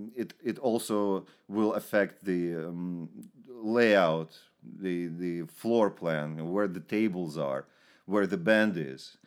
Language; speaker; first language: English; non-native, fluent; Russian